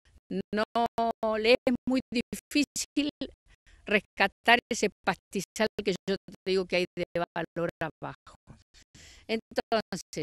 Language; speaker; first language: Spanish; native; Spanish